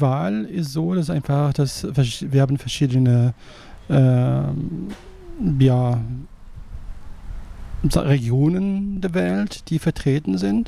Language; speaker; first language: German; non-native, fluent; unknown